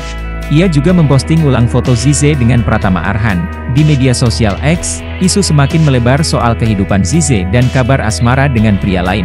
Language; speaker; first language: Indonesian; native; Indonesian